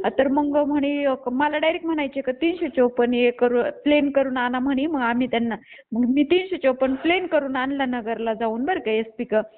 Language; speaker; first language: Marathi; native; Marathi